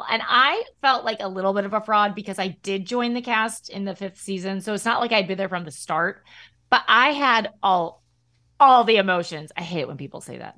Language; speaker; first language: English; native; English